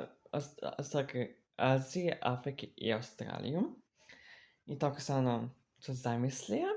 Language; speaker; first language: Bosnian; early bilingual, heritage; Serbian